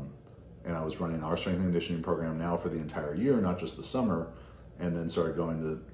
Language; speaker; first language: English; native; English